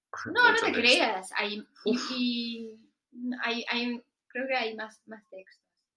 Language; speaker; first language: Spanish; non-native, fluent; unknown